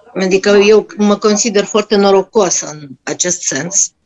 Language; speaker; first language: Romanian; non-native, fluent; Russian